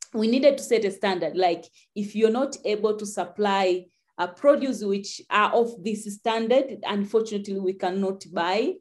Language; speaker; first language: English; non-native, local second language; Swahili